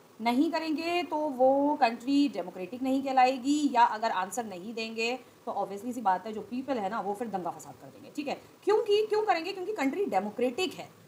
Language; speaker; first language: Hindi; non-native, local second language; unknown